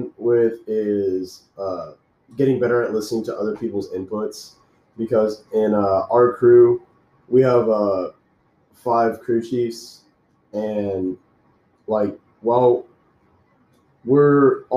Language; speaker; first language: English; native; English